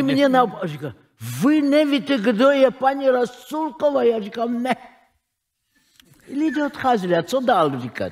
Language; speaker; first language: Czech; non-native, fluent; Russian